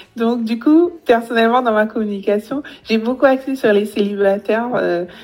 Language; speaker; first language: French; native; French